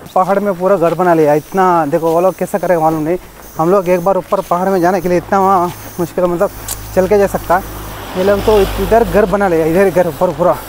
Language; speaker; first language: Hindi; non-native, local second language; Kannada